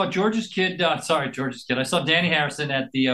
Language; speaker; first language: English; native; English